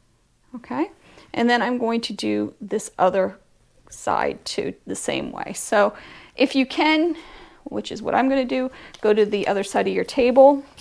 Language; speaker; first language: English; native; English